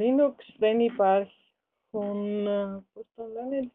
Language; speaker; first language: Greek; non-native, learner; German